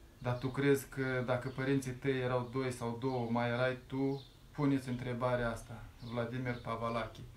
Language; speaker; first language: Romanian; native; Romanian